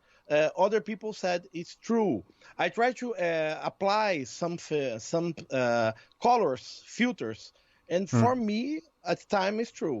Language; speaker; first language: English; non-native, learner; Portuguese